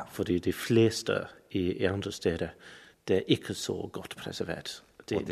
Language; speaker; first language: Norwegian; non-native, learner; English